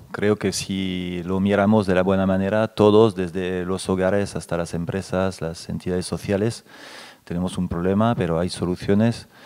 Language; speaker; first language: Spanish; non-native, fluent; French